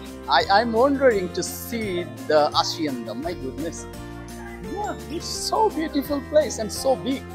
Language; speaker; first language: English; non-native, learner; Bangla